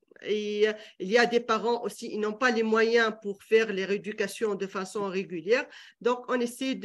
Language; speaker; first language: French; non-native, local second language; Arabic